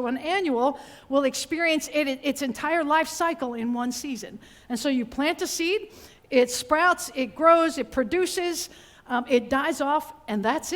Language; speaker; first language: English; native; English